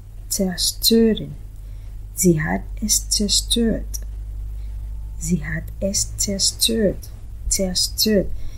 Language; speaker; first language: German; non-native, fluent; Filipino